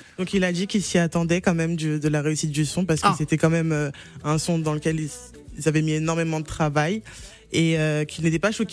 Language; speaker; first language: French; native; French